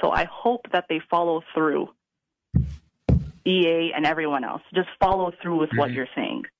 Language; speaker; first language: English; non-native, fluent; Italian